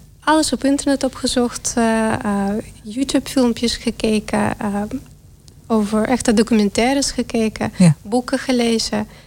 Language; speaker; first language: Dutch; non-native, fluent; Russian